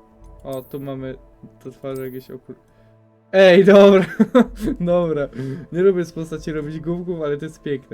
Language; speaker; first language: Polish; native; Polish